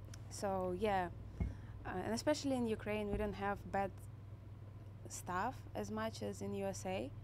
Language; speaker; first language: English; non-native, fluent; Russian